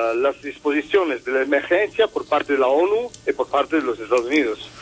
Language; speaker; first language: Spanish; non-native, learner; Portuguese